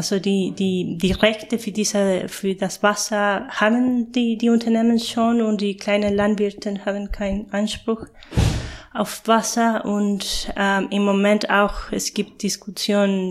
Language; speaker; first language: German; non-native, fluent; Spanish